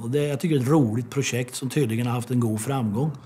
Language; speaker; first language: Swedish; native; Swedish